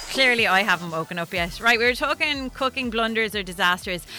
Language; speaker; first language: English; native; English